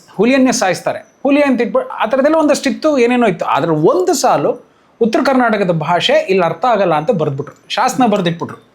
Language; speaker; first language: Kannada; native; Kannada